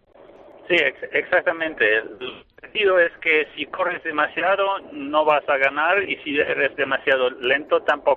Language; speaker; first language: Spanish; non-native, fluent; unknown